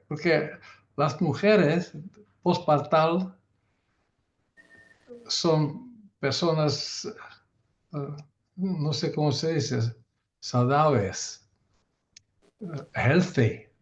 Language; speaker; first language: Spanish; non-native, learner; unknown